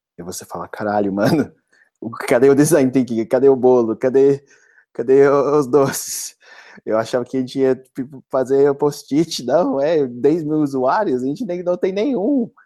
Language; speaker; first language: Portuguese; non-native, fluent; English